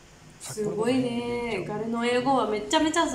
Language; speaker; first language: Japanese; non-native, learner; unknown